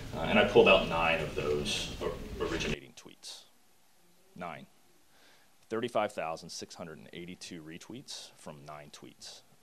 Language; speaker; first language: English; native; English